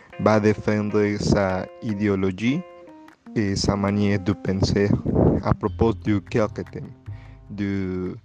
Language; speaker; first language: French; non-native, learner; Spanish